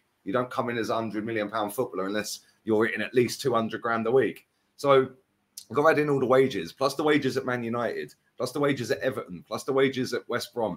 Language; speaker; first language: English; native; English